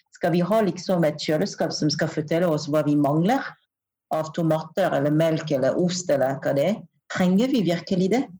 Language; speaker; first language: Norwegian; non-native, fluent; French